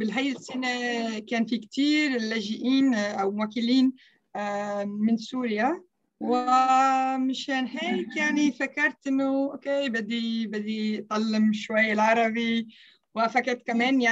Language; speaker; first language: Arabic; non-native, learner; Dutch